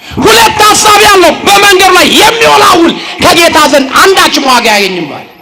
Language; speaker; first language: Amharic; native; Amharic